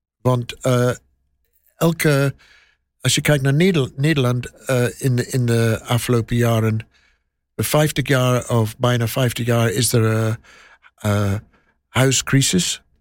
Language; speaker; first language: Dutch; non-native, learner; English